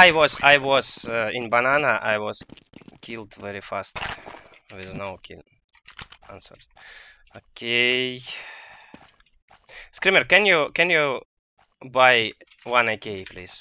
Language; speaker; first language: English; non-native, local second language; Russian